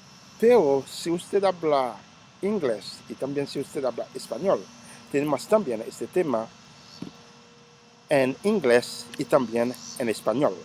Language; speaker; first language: Spanish; non-native, learner; Haitian Creole